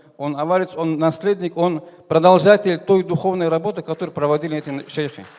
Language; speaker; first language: Russian; non-native, local second language; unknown